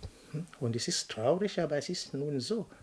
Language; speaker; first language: German; non-native, fluent; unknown